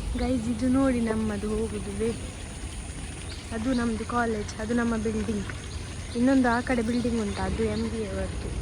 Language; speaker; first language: Kannada; non-native, local second language; Tulu